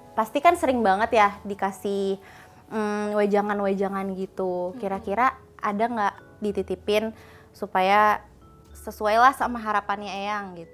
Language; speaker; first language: Indonesian; native; Indonesian